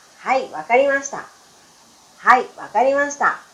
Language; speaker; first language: Japanese; non-native, fluent; Chinese